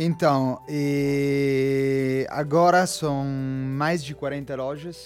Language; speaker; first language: Portuguese; non-native, fluent; Italian